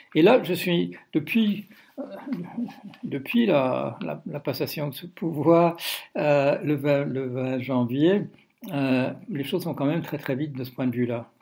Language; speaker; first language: French; non-native, fluent; Dutch